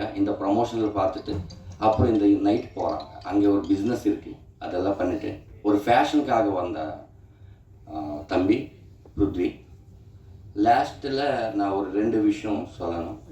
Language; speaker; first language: Tamil; non-native, learner; Telugu